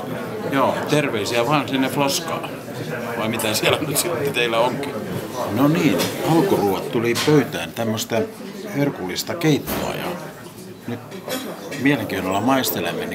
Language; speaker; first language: Finnish; native; Finnish